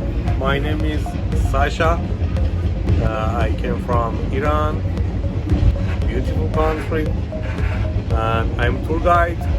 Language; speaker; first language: English; non-native, learner; Persian